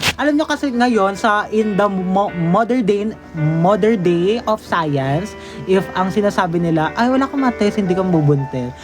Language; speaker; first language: Filipino; native; Filipino